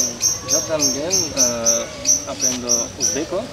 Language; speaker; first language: Spanish; non-native, learner; Uzbek